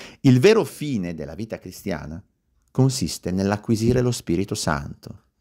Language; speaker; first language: Italian; native; Italian